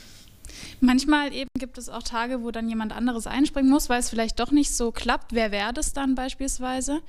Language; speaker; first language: German; native; German